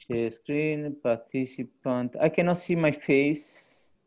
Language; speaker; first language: English; non-native, fluent; Italian